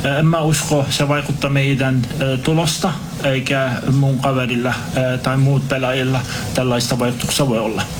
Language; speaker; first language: Finnish; non-native, fluent; Turkish